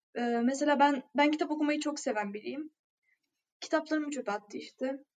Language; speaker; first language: Turkish; native; Turkish